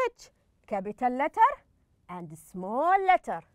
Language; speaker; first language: English; non-native, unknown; Arabic